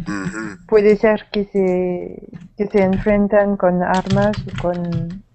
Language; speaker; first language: Spanish; non-native, learner; French